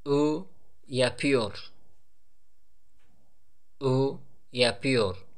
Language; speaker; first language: Turkish; non-native, fluent; Tajik